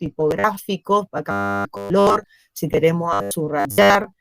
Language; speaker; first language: Spanish; native; Spanish